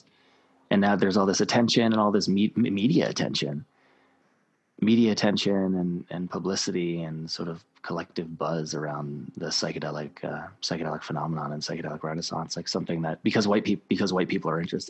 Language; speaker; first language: English; native; English